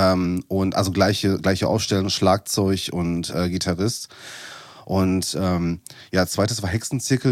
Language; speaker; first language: German; native; German